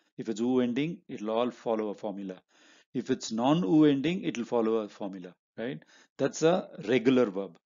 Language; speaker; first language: English; non-native, local second language; Hindi